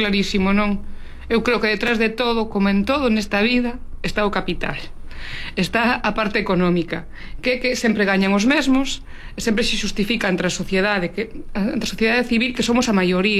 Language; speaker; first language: Galician; native; Galician